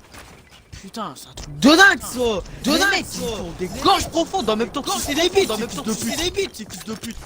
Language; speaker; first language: French; native; French